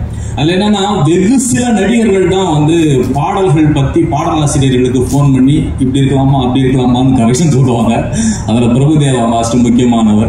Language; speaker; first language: Tamil; native; Tamil